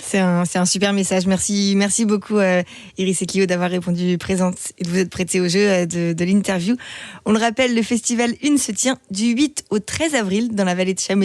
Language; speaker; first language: French; native; French